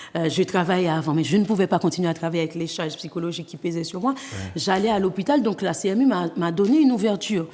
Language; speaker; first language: French; non-native, local second language; Haitian Creole